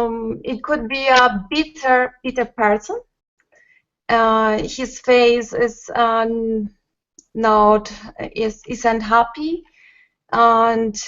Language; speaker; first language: English; non-native, learner; Spanish